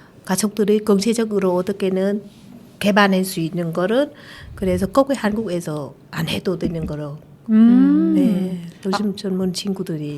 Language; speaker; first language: Korean; non-native, learner; Vietnamese